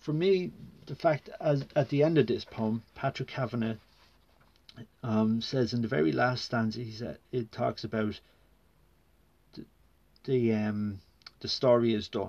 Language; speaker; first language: English; native; English